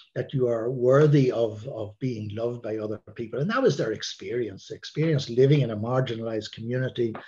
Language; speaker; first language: English; native; English